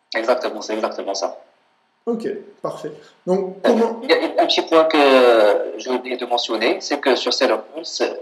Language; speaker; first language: French; non-native, local second language; Arabic